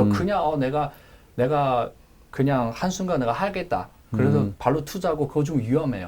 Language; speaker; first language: Korean; non-native, learner; Chinese